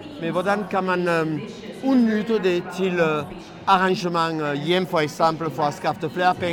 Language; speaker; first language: Danish; non-native, fluent; French